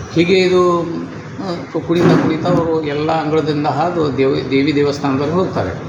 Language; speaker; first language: Kannada; non-native, local second language; Konkani